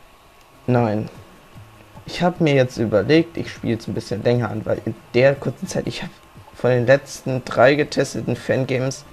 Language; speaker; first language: German; native; German